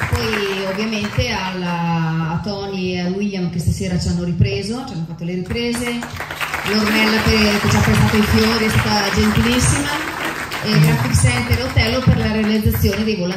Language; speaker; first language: Italian; native; Italian